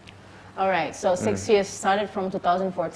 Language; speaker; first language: English; non-native, fluent; Indonesian